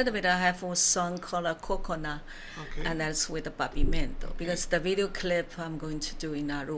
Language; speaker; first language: English; non-native, learner; Chinese